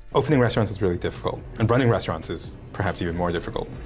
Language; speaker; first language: English; non-native, local second language; Cantonese